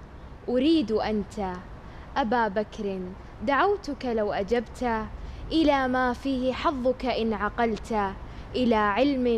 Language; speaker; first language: Arabic; native; Arabic